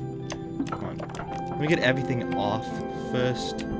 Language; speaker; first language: English; native; English